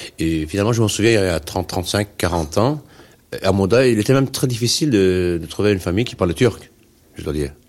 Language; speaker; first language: French; non-native, fluent; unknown